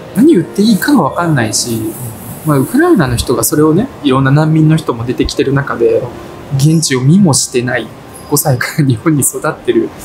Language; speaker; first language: Japanese; early bilingual, other home language; Russian